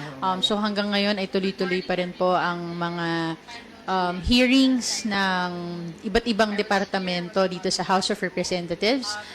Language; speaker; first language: Filipino; native; Filipino